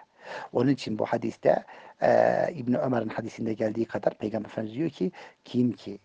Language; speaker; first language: Turkish; native; Turkish